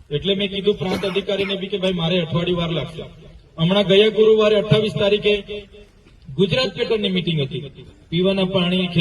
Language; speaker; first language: Gujarati; non-native, local second language; Vasavi